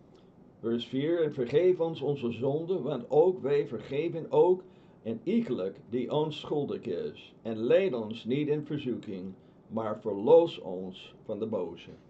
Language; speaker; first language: Dutch; non-native, fluent; English